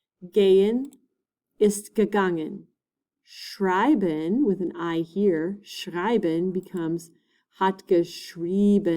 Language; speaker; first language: German; non-native, fluent; English